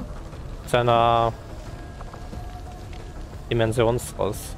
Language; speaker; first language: German; native; German